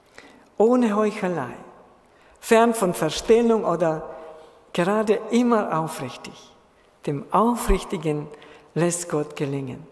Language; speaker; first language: German; non-native, fluent; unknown